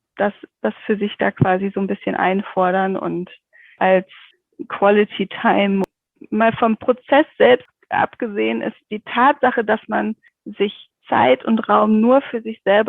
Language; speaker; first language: German; native; German